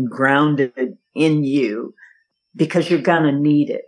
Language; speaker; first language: English; native; English